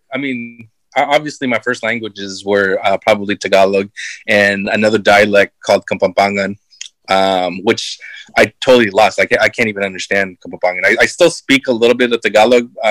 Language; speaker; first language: English; early bilingual, other home language; Filipino